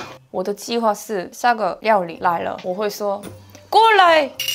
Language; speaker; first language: Chinese; non-native, fluent; Korean